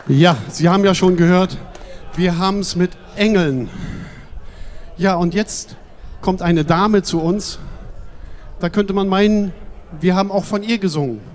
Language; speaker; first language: German; native; German